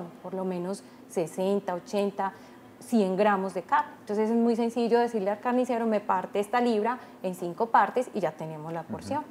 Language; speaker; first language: Spanish; native; Spanish